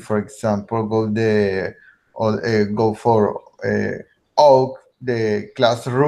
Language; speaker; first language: English; non-native, learner; Spanish